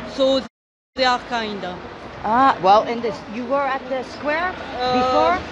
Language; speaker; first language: English; non-native, fluent; Dutch